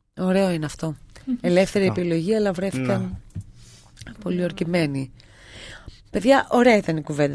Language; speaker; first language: Greek; native; Greek